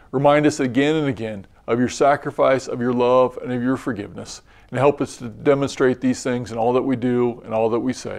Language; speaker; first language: English; native; English